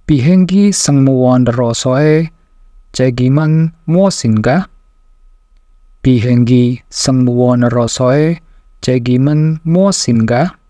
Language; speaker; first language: Korean; non-native, fluent; Indonesian